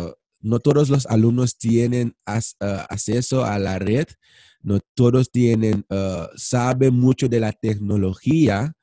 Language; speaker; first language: Spanish; non-native, fluent; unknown